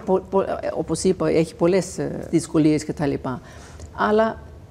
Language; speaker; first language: Greek; non-native, fluent; Danish